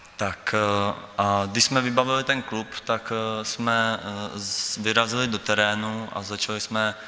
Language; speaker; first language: Czech; native; Czech